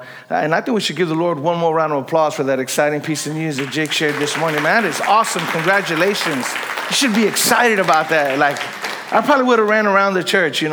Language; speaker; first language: English; native; English